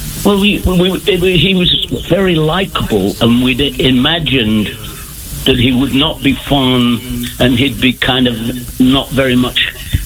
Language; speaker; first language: English; native; English